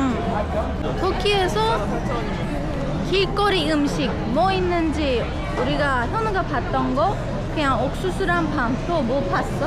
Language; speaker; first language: Korean; non-native, fluent; Turkish